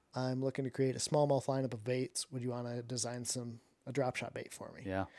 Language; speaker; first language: English; native; English